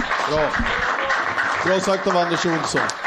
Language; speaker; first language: Swedish; native; Swedish